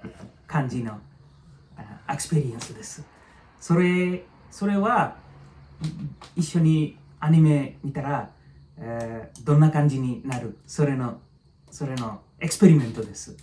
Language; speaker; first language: Japanese; non-native, learner; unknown